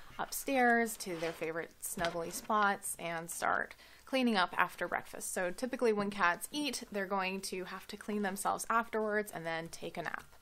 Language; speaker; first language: English; native; English